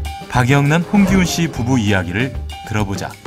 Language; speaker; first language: Korean; native; Korean